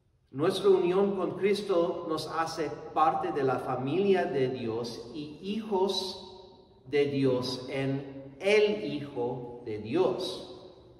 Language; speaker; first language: Spanish; non-native, fluent; English